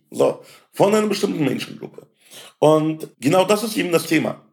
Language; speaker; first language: German; native; German